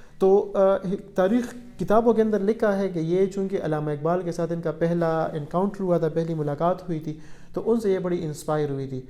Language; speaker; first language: Urdu; non-native, local second language; Pashto